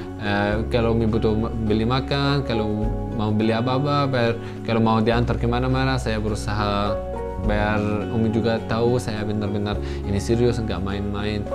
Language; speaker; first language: Indonesian; non-native, fluent; Arabic